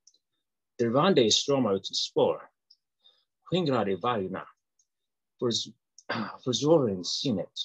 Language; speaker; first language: Swedish; non-native, learner; English